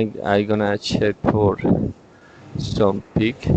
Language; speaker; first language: English; non-native, learner; Spanish